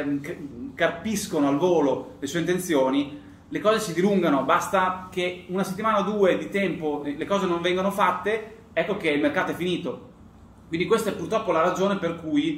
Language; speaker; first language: Italian; native; Italian